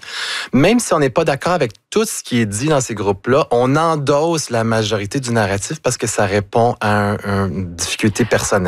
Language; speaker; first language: French; native; French